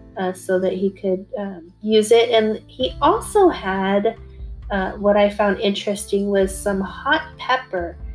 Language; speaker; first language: English; early bilingual, other home language; Korean